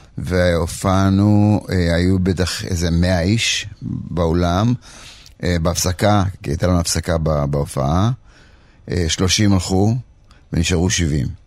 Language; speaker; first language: Hebrew; early bilingual, other home language; Polish